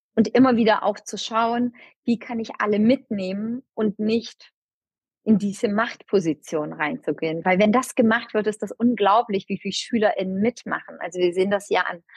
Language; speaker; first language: German; early bilingual, other home language; Turkish